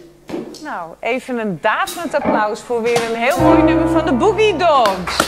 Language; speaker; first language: Dutch; native; Dutch